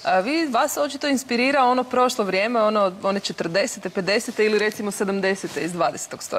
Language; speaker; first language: Croatian; native; Croatian